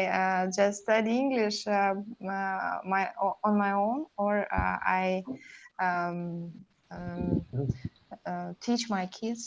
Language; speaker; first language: English; non-native, learner; Russian